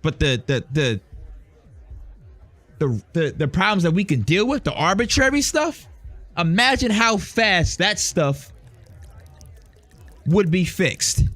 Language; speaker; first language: English; native; English